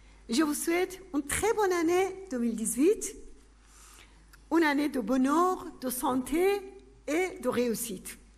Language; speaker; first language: French; non-native, fluent; Persian